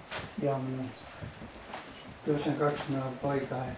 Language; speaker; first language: Finnish; early bilingual, heritage; English